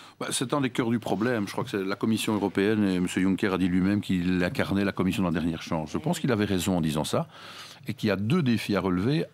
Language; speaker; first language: French; native; French